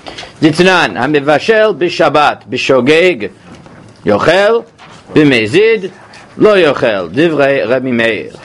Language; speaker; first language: Hebrew; non-native, fluent; English